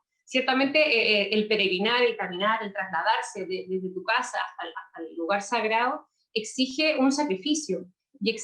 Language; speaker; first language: Spanish; native; Spanish